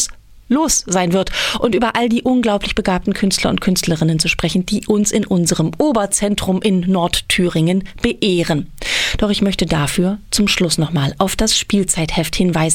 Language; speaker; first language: German; native; German